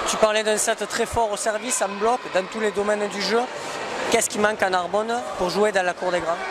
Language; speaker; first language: French; native; French